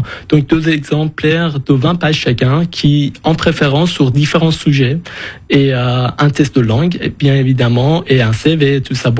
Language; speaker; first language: French; non-native, fluent; Persian